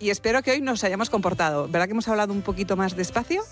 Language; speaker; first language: Spanish; native; Spanish